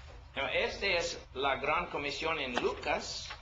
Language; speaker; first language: Spanish; non-native, learner; English